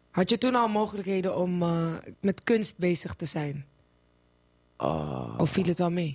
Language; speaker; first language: Dutch; native; Dutch